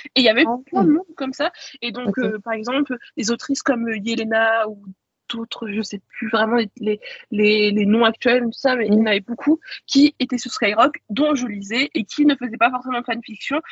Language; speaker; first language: French; native; French